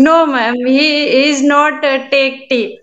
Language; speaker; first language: English; non-native, learner; Hindi